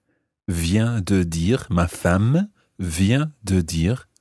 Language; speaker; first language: French; non-native, fluent; English